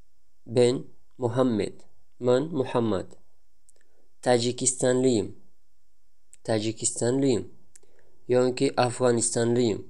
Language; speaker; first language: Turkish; non-native, learner; Tajik